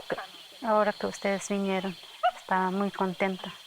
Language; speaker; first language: Spanish; non-native, local second language; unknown